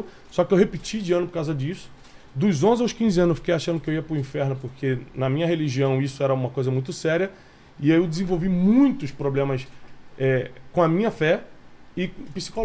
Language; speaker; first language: Portuguese; native; Portuguese